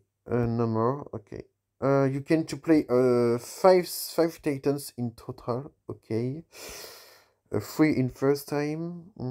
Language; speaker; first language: English; non-native, learner; French